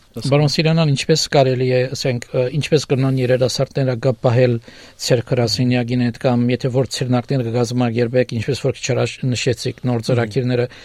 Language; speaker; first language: Armenian; early bilingual, heritage; Armenian